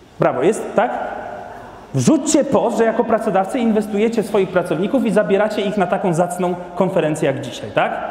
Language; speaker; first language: Polish; non-native, fluent; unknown